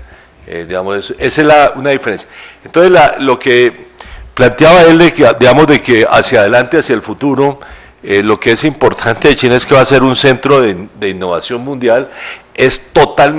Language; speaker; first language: Spanish; native; Spanish